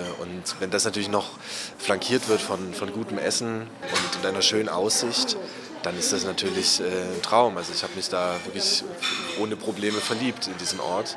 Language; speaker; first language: German; native; German